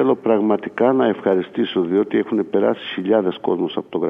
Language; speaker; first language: Greek; native; Greek